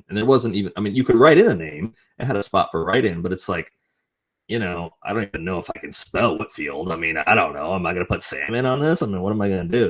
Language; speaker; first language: English; native; English